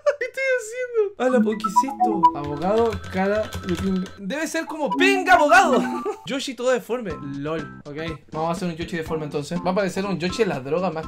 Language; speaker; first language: Spanish; native; Spanish